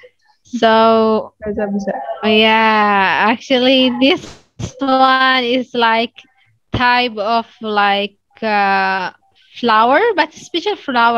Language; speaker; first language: English; non-native, fluent; Arabic